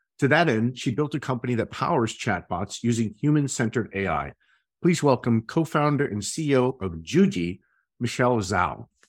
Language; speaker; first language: English; native; English